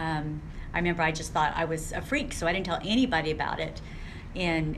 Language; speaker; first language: English; native; English